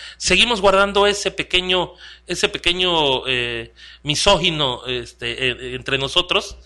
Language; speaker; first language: Spanish; native; Spanish